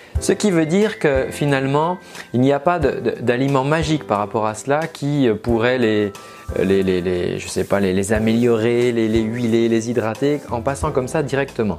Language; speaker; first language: French; native; French